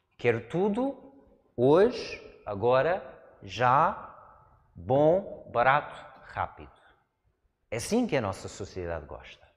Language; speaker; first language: Portuguese; non-native, fluent; English